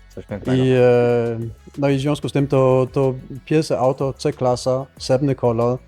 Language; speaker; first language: Polish; non-native, fluent; Danish